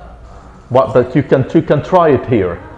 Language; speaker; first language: English; non-native, fluent; Arabic